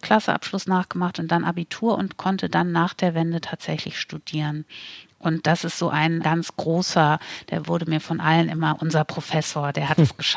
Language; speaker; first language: German; native; German